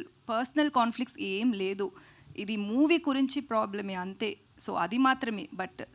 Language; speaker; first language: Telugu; non-native, learner; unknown